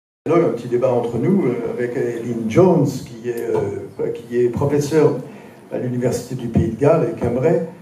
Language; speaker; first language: French; native; French